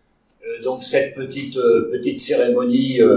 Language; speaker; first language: French; native; French